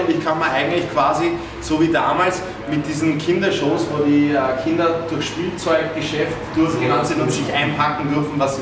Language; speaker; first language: German; native; German